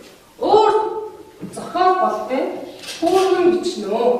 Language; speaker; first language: Mongolian; native; Mongolian